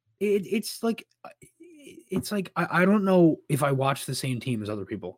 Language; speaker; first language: English; native; English